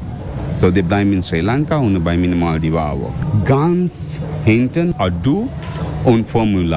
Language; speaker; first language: German; non-native, learner; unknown